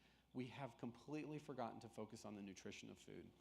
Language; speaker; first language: English; native; English